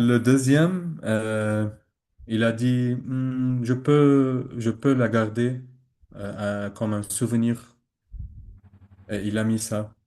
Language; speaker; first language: French; non-native, learner; Arabic